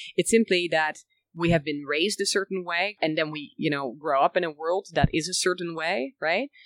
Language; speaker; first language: English; early bilingual, other home language; Dutch